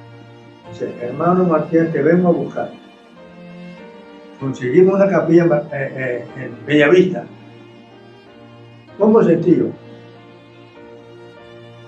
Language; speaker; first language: Spanish; non-native, local second language; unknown